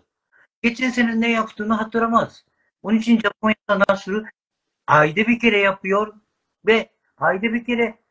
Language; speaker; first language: Turkish; non-native, learner; Japanese